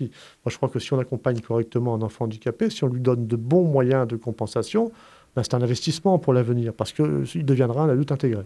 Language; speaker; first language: French; native; French